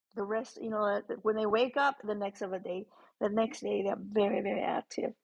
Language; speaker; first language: English; non-native, fluent; Chinese